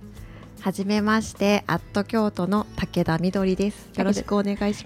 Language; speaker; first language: Japanese; native; Japanese